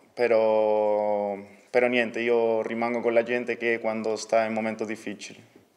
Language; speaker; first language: Italian; non-native, fluent; Spanish